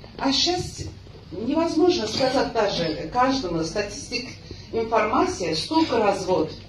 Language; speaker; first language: Russian; non-native, local second language; Azerbaijani